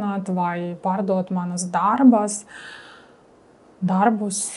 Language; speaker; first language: Latvian; non-native, learner; Russian